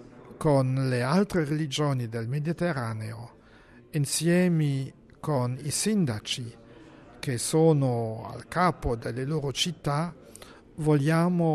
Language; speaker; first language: Italian; non-native, fluent; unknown